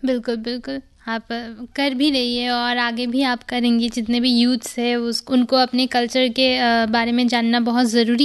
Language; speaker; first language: Hindi; native; Hindi